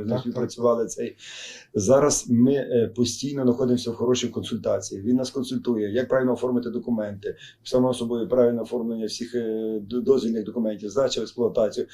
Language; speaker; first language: Ukrainian; native; Ukrainian